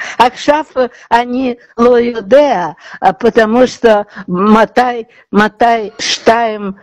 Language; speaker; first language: Hebrew; non-native, learner; Russian